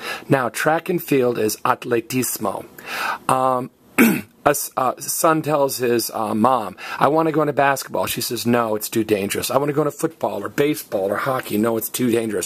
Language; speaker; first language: English; native; English